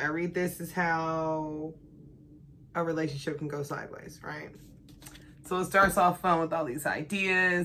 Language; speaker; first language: English; native; English